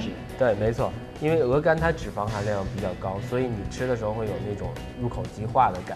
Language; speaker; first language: Chinese; native; Chinese